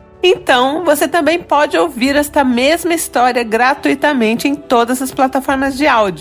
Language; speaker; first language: Portuguese; native; Portuguese